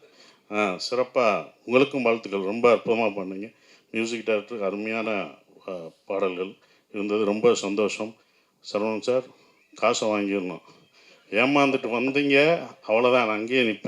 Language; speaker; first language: Tamil; native; Tamil